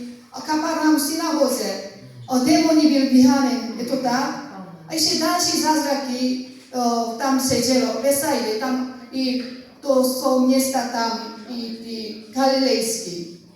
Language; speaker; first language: Czech; non-native, learner; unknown